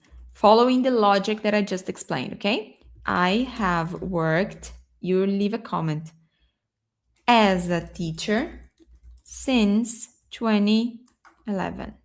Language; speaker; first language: English; non-native, fluent; Portuguese